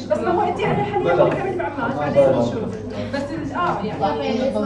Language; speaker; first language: Arabic; native; Arabic